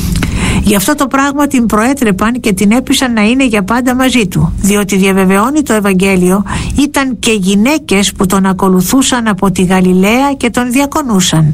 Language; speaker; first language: Greek; native; Greek